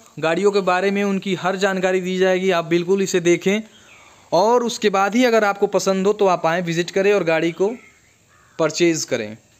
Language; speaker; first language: Hindi; native; Hindi